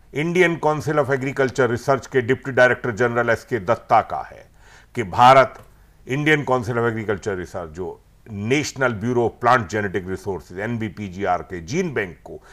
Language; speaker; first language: Hindi; native; Hindi